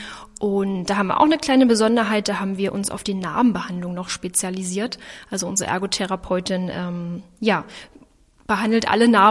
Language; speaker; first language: German; native; German